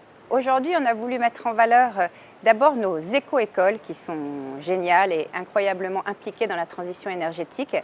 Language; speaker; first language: French; native; French